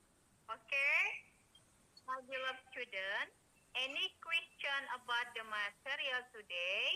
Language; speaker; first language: English; non-native, learner; Indonesian